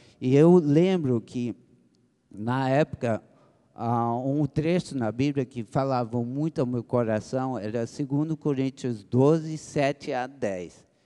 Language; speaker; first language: Portuguese; early bilingual, other home language; English